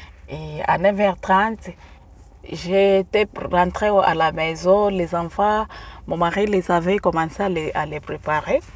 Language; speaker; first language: French; non-native, local second language; Swahili